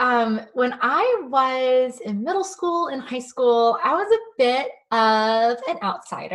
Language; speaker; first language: English; native; English